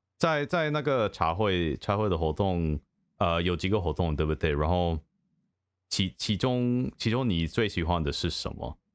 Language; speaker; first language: Chinese; non-native, fluent; English